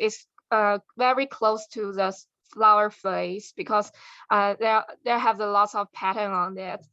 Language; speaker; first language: English; non-native, learner; Chinese